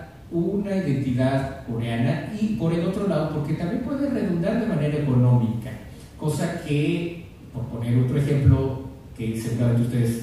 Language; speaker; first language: Spanish; native; Spanish